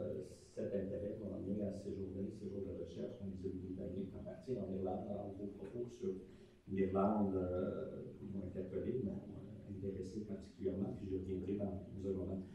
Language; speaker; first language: French; native; French